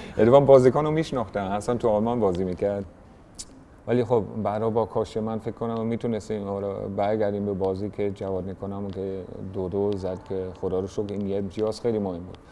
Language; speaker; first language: Persian; early bilingual, heritage; German